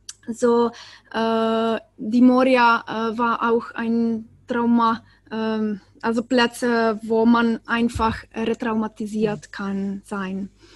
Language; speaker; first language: German; non-native, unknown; Czech